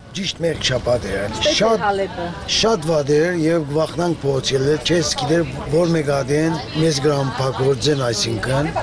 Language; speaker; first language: Armenian; early bilingual, heritage; Armenian